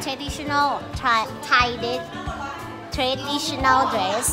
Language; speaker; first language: English; non-native, learner; Thai